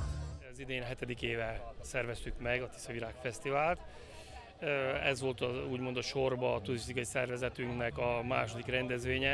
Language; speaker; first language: Hungarian; native; Hungarian